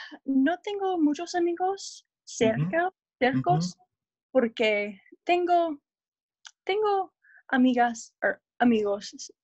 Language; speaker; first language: Spanish; non-native, learner; English